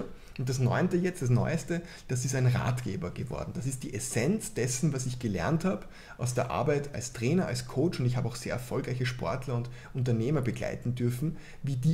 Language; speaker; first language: German; native; German